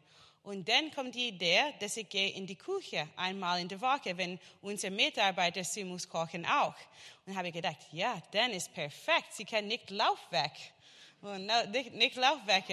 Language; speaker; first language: German; non-native, learner; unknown